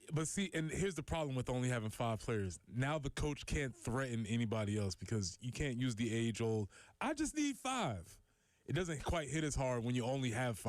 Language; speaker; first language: English; native; English